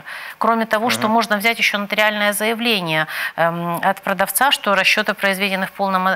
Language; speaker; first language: Russian; native; Russian